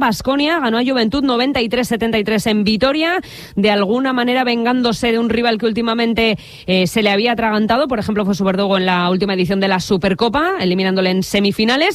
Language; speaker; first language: Spanish; native; Spanish